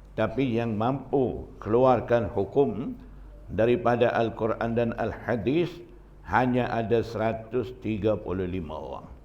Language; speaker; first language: Malay; non-native, fluent; Burmese